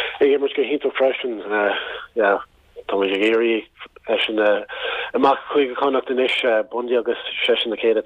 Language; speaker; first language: Irish; non-native, local second language; English